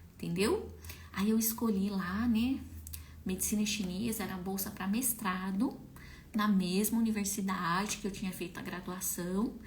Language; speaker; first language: Portuguese; native; Portuguese